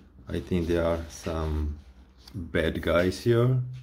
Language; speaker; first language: English; non-native, fluent; Portuguese